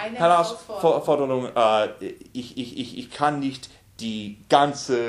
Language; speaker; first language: German; non-native, learner; English